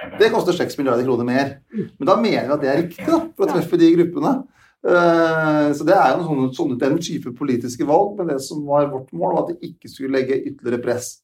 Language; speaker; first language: Norwegian; native; Norwegian